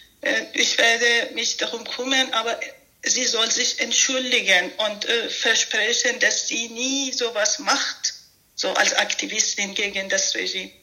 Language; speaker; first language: German; non-native, fluent; Persian